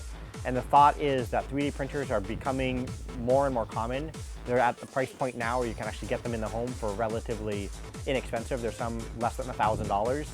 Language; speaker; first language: English; native; English